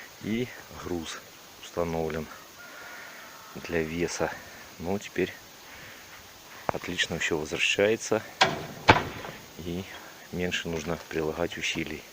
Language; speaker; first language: Russian; native; Russian